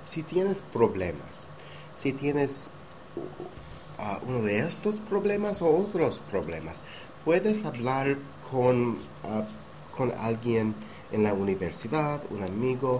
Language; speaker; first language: Spanish; non-native, learner; English